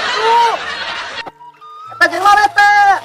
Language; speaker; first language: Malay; non-native, local second language; Sundanese